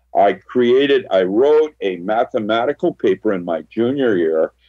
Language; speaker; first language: English; early bilingual, other home language; Filipino